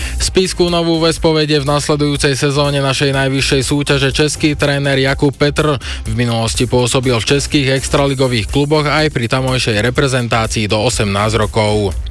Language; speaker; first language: Slovak; native; Slovak